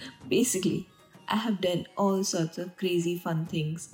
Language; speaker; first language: English; non-native, local second language; Hindi